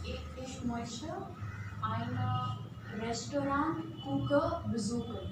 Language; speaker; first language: German; non-native, learner; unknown